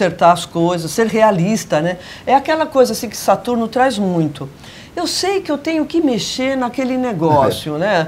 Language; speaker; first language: Portuguese; native; Portuguese